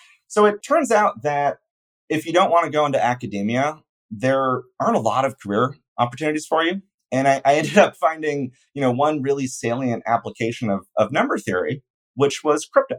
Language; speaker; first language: English; native; English